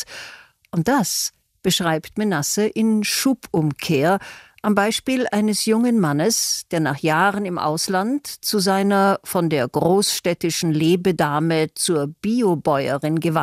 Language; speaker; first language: German; native; German